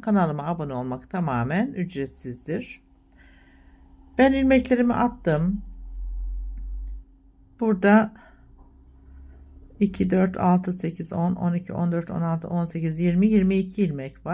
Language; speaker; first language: Turkish; native; Turkish